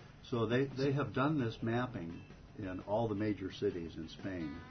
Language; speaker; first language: English; native; English